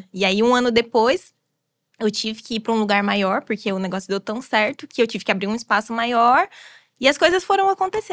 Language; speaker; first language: Portuguese; native; Portuguese